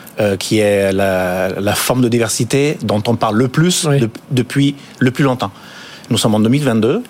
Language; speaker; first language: French; non-native, fluent; Italian